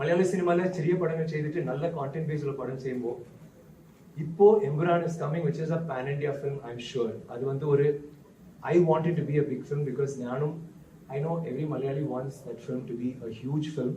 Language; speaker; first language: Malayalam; non-native, learner; Tamil